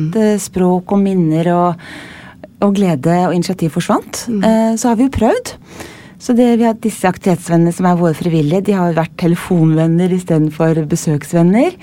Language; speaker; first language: Norwegian; native; Norwegian